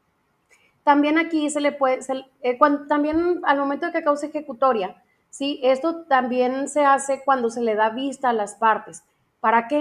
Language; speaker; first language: Spanish; native; Spanish